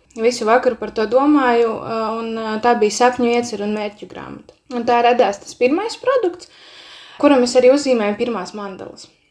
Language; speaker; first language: Latvian; native; Latvian